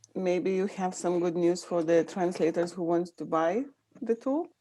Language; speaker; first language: English; non-native, fluent; Lithuanian